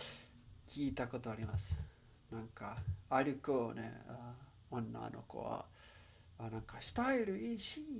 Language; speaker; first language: Japanese; non-native, learner; English